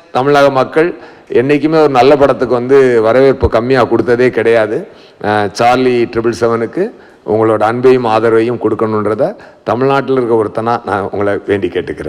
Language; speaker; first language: Tamil; native; Tamil